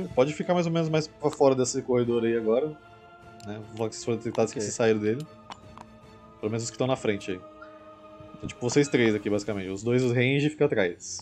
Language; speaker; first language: Portuguese; native; Portuguese